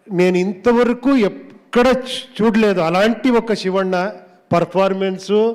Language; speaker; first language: Telugu; non-native, learner; Kannada